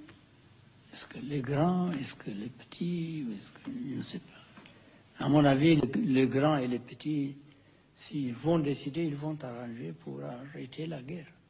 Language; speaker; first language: French; non-native, fluent; Amharic